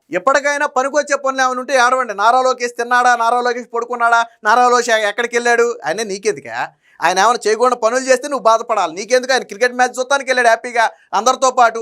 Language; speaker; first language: Telugu; native; Telugu